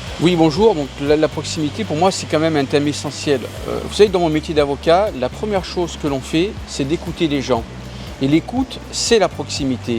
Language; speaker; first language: French; native; French